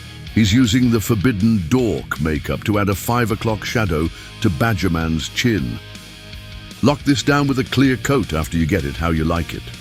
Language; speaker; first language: English; native; English